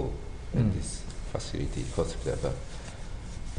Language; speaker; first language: English; non-native, fluent; Japanese